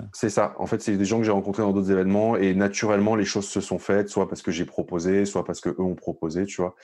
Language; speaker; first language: French; native; French